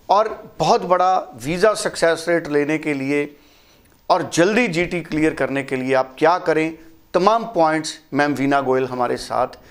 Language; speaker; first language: Hindi; native; Hindi